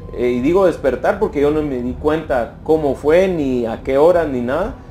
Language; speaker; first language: Spanish; native; Spanish